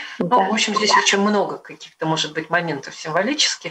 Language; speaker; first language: Russian; native; Russian